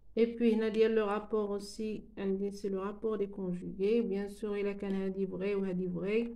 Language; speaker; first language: French; non-native, local second language; Arabic